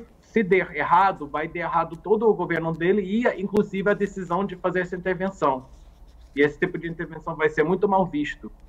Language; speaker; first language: Portuguese; non-native, fluent; English